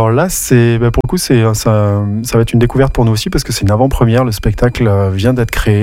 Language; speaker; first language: French; native; French